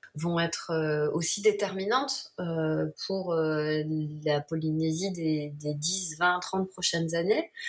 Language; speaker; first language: French; native; French